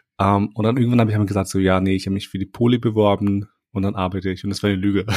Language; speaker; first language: German; early bilingual, other home language; Albanian